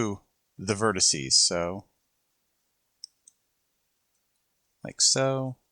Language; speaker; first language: English; native; English